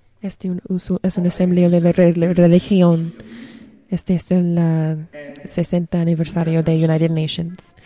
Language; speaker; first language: Spanish; non-native, learner; English